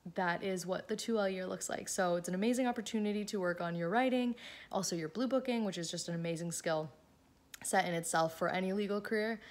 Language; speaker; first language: English; native; English